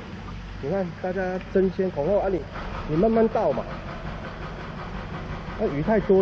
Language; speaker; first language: Chinese; native; Chinese